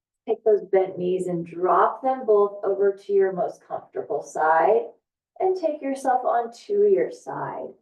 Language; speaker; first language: English; native; English